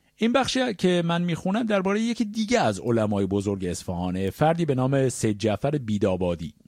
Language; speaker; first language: Persian; native; Persian